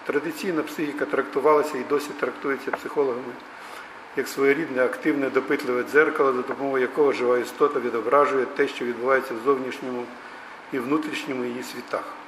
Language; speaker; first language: Ukrainian; native; Ukrainian